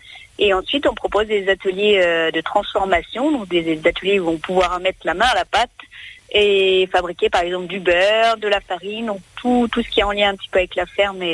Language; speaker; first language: French; native; French